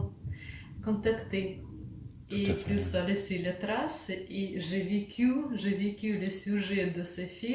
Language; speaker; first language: French; non-native, learner; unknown